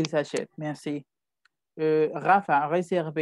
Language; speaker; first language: French; non-native, fluent; Spanish